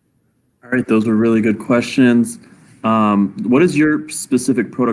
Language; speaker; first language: English; native; English